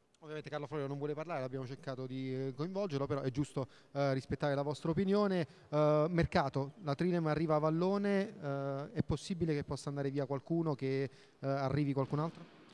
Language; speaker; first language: Italian; native; Italian